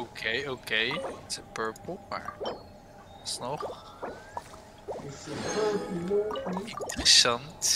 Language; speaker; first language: Dutch; native; Dutch